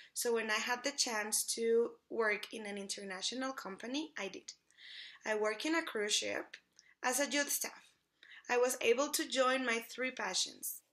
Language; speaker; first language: English; non-native, fluent; Spanish